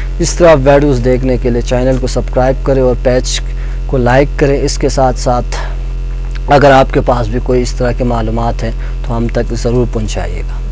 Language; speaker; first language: Urdu; non-native, local second language; Khowar